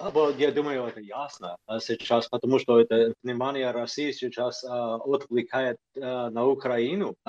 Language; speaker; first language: Russian; non-native, fluent; English